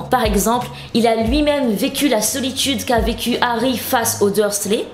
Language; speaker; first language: French; native; French